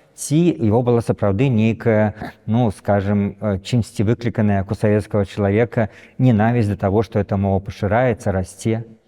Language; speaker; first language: Belarusian; native; Belarusian